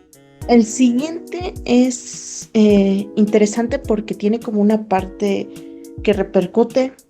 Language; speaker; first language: Spanish; native; Spanish